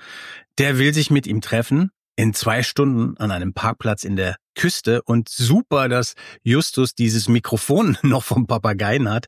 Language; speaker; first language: German; native; German